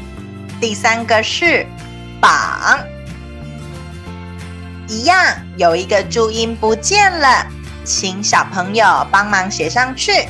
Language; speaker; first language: Chinese; native; Chinese